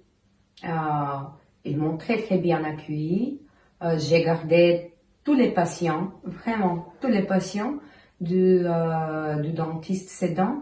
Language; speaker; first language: French; non-native, fluent; Bulgarian